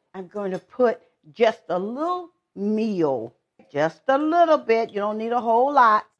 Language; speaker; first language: English; native; English